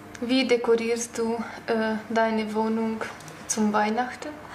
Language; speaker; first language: German; non-native, learner; Hungarian